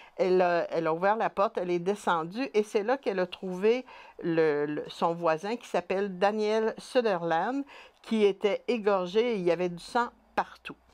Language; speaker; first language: French; native; French